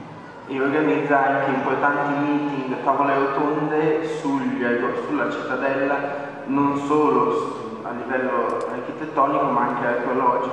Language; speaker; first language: Italian; native; Italian